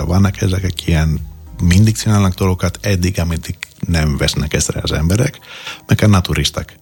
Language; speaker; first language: Hungarian; non-native, learner; Greek